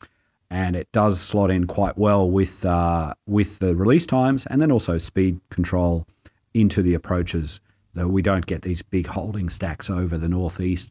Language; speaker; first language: English; native; English